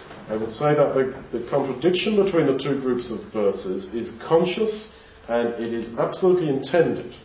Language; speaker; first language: English; native; English